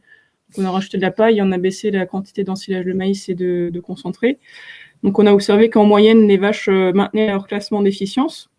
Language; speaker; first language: French; native; French